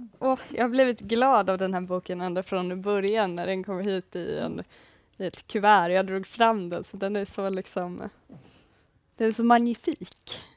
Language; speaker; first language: Swedish; native; Swedish